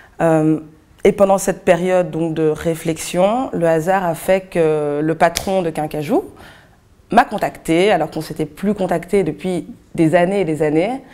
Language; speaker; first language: French; native; French